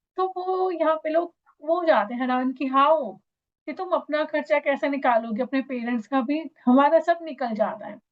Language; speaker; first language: Hindi; native; Hindi